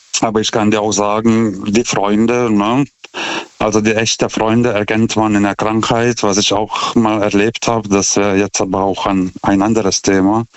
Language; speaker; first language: German; non-native, fluent; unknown